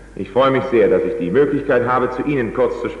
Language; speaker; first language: German; native; German